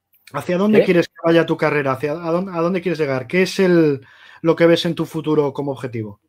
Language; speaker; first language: Spanish; native; Spanish